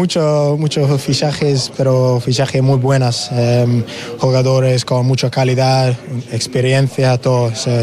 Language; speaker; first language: Spanish; non-native, learner; English